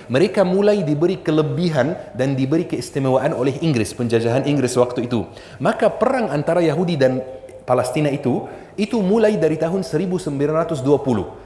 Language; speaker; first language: Indonesian; non-native, fluent; Arabic